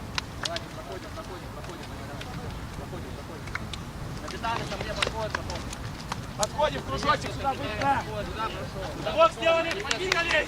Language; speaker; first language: Russian; native; Russian